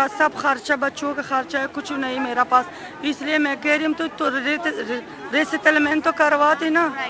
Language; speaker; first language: Hindi; non-native, fluent; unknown